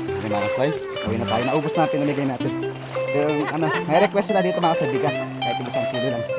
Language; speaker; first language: Filipino; non-native, local second language; Hiligaynon